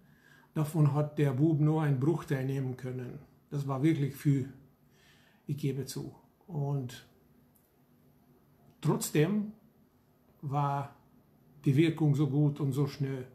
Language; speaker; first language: German; non-native, fluent; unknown